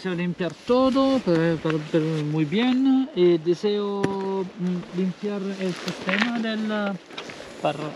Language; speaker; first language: Spanish; non-native, learner; Italian